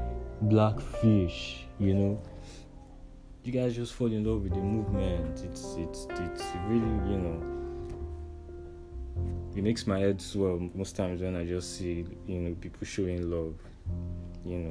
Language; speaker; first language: English; non-native, local second language; Yoruba